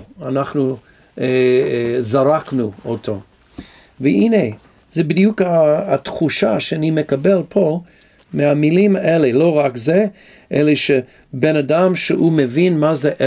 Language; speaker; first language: Hebrew; non-native, fluent; English